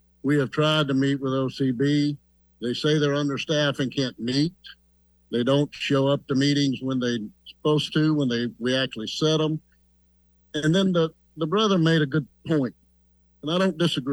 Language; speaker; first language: English; native; English